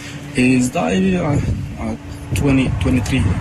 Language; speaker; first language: English; non-native, learner; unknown